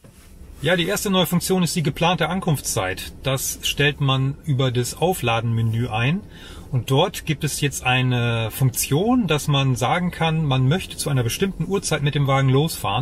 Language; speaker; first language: German; native; German